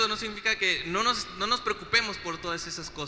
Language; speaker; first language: Spanish; native; Spanish